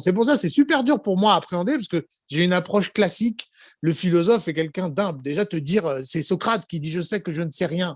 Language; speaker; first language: French; native; French